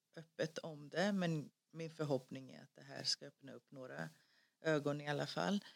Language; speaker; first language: Swedish; early bilingual, other home language; Greek